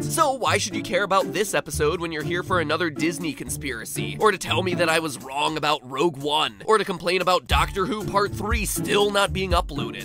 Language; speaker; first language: English; native; English